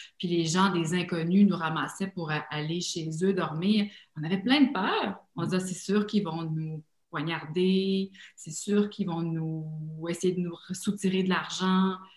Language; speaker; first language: French; native; French